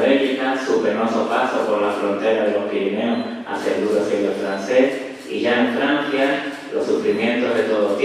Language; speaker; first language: Spanish; native; Spanish